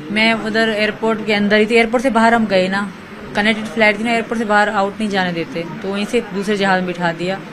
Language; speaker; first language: Urdu; non-native, local second language; Sindhi